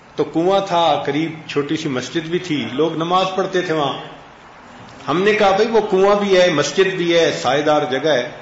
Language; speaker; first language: Urdu; native; Urdu